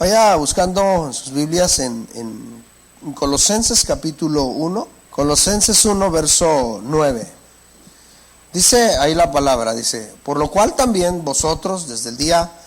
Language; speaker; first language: Spanish; native; Spanish